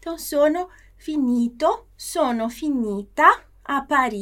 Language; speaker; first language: Italian; non-native, fluent; Portuguese